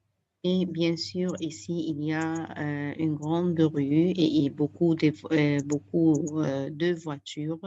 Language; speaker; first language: French; non-native, fluent; Arabic